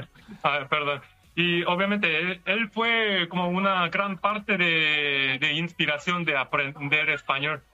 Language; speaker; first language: Spanish; non-native, learner; Korean